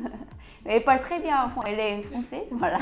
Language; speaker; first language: French; non-native, learner; Korean